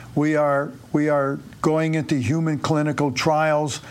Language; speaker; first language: English; native; English